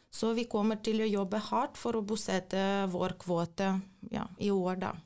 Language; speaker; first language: Norwegian; non-native, fluent; Ukrainian